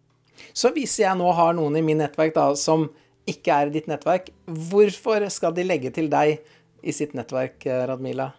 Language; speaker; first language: Norwegian; native; Norwegian